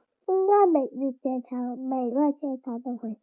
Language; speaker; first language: Chinese; early bilingual, heritage; Chinese